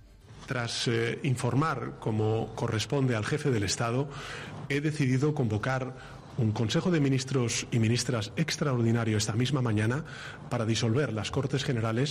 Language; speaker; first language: Spanish; native; Spanish